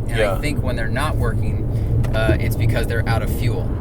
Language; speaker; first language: English; native; English